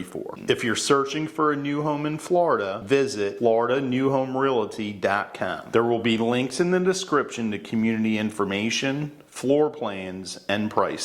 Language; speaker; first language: English; native; English